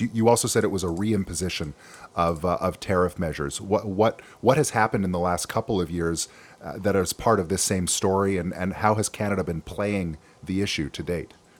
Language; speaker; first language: English; native; English